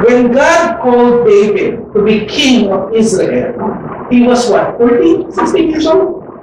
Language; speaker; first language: English; non-native, local second language; Filipino